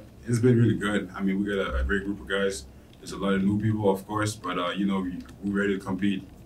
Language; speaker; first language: English; non-native, fluent; French